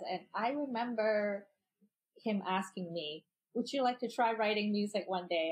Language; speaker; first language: English; non-native, local second language; Cantonese